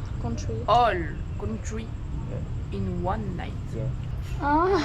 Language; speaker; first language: English; non-native, learner; French